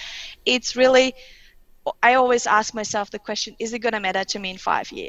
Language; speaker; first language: English; non-native, fluent; Russian